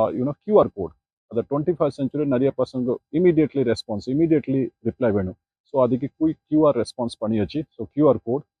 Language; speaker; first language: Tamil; non-native, learner; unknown